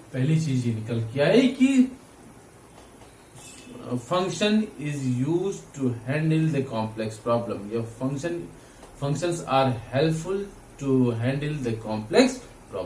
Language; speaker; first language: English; non-native, local second language; Hindi